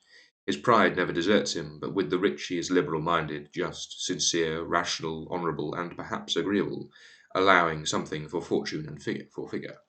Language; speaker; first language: English; native; English